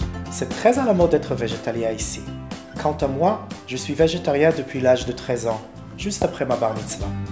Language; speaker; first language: French; non-native, fluent; Hebrew